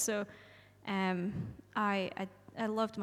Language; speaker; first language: English; native; English